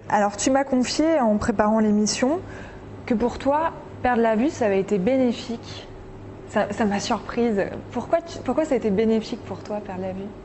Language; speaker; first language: French; native; French